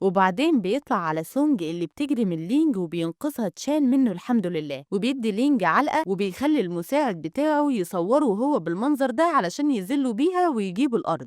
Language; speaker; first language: Arabic; native; Arabic